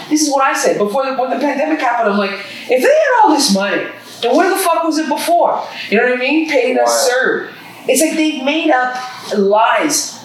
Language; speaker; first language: English; native; English